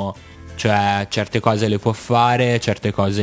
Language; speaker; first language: Italian; native; Italian